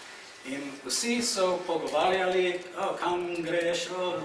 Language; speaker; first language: Slovenian; non-native, fluent; English